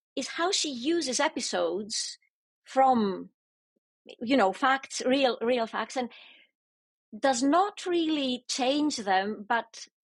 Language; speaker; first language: English; non-native, fluent; Greek